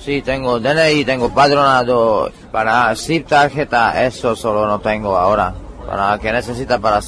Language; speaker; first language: Spanish; non-native, learner; Hungarian